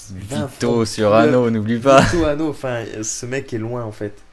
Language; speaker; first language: French; native; French